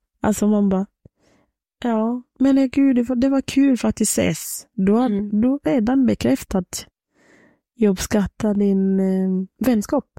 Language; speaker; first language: Swedish; non-native, fluent; Swahili